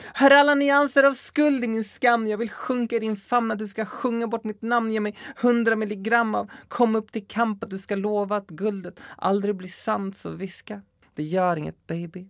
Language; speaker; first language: Swedish; early bilingual, other home language; Spanish